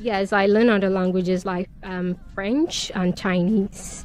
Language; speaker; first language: English; non-native, local second language; Akan